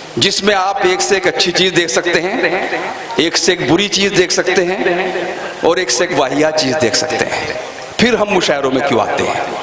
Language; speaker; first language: Urdu; native; Urdu